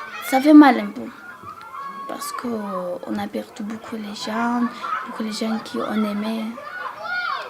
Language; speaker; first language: French; non-native, learner; Georgian